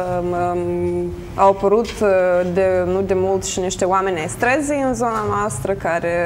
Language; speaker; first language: Romanian; native; Romanian